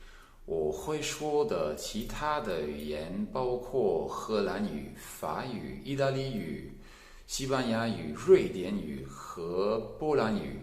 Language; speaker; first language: Chinese; non-native, fluent; English